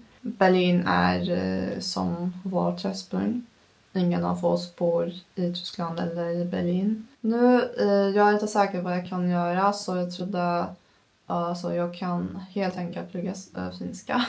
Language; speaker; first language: Swedish; non-native, learner; Turkish